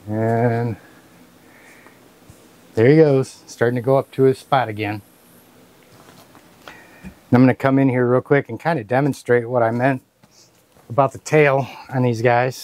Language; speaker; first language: English; native; English